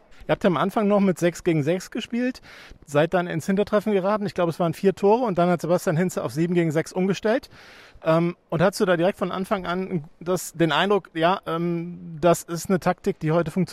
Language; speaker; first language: German; native; German